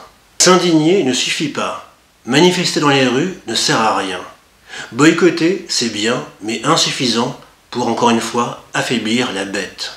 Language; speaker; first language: French; native; French